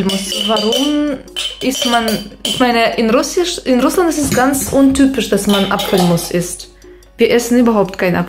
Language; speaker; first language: German; non-native, fluent; Russian